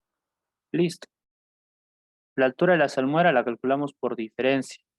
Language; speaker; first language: Spanish; native; Spanish